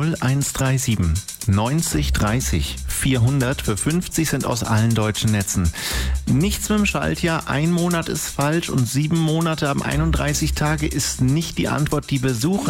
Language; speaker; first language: German; native; German